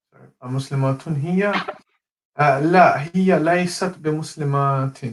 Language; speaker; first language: Arabic; non-native, learner; English